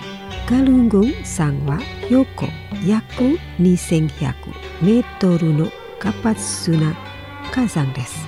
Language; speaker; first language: Japanese; non-native, fluent; Indonesian